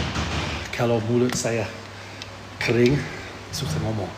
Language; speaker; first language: Indonesian; non-native, fluent; English